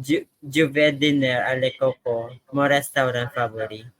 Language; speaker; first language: French; non-native, learner; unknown